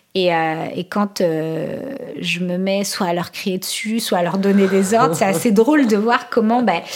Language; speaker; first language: French; native; French